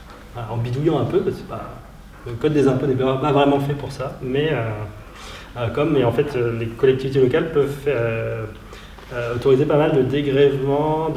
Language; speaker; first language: French; native; French